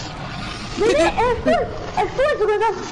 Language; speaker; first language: German; non-native, local second language; Luxembourgish